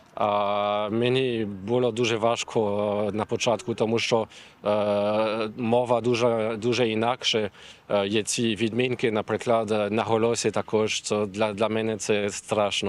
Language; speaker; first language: Ukrainian; non-native, learner; French